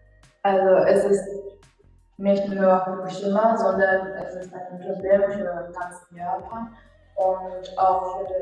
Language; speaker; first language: German; non-native, fluent; Japanese